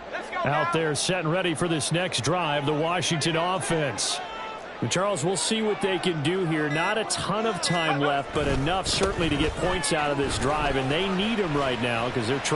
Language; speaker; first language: English; native; English